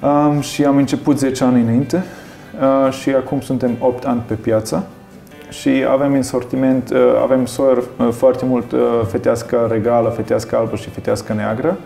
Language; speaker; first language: Romanian; non-native, learner; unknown